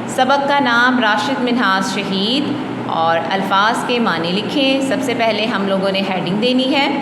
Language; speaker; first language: Hindi; non-native, local second language; Punjabi